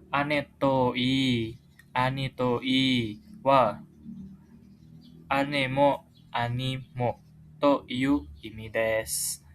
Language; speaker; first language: Japanese; non-native, fluent; Indonesian